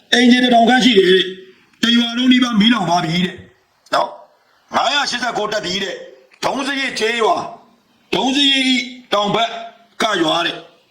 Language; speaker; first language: Burmese; native; Burmese